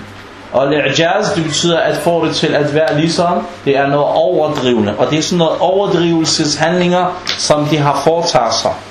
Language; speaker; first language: Danish; non-native, fluent; Arabic